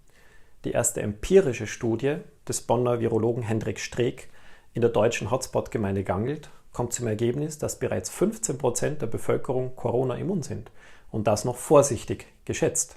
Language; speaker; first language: German; native; German